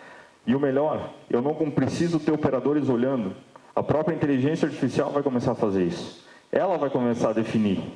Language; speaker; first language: Portuguese; native; Portuguese